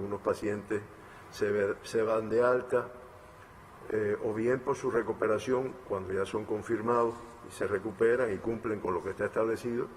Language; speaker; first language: Spanish; native; Spanish